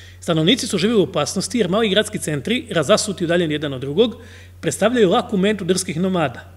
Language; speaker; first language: Croatian; native; Croatian